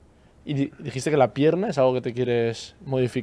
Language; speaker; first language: Spanish; native; Spanish